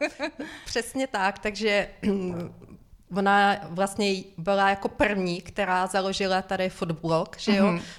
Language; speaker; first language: Czech; non-native, fluent; Ukrainian